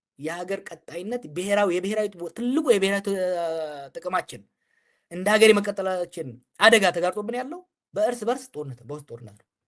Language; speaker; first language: Amharic; non-native, local second language; Oromo